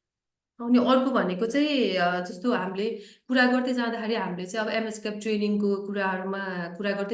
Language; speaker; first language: Nepali; native; Nepali